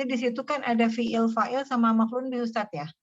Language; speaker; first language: Indonesian; native; Indonesian